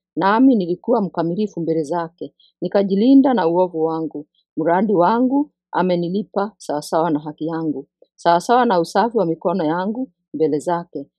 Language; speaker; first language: Swahili; non-native, local second language; Kikuyu